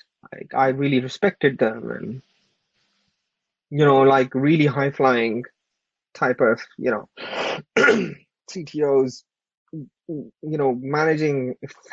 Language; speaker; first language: English; non-native, local second language; Urdu